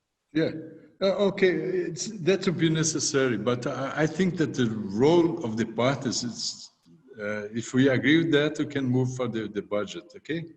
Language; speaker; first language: English; non-native, fluent; Portuguese